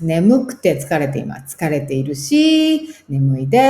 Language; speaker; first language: Japanese; non-native, fluent; English